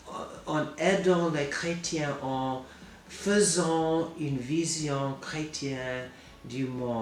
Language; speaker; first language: French; non-native, fluent; English